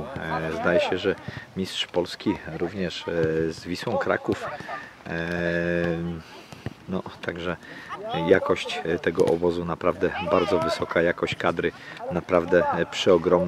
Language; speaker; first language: Polish; native; Polish